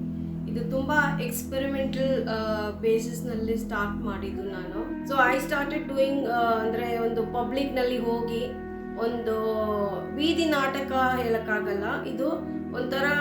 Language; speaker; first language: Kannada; non-native, local second language; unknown